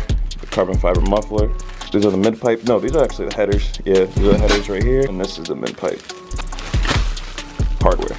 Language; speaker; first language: English; native; English